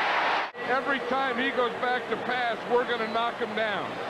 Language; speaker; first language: English; native; English